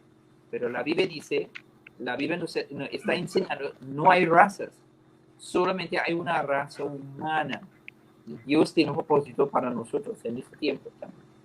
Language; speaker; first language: Spanish; non-native, fluent; English